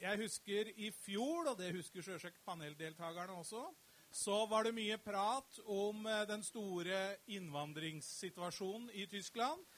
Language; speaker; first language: Norwegian; native; Norwegian